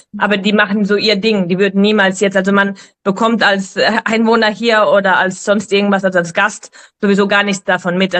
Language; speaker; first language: German; native; German